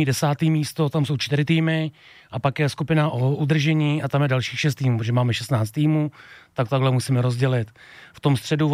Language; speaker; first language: Czech; native; Czech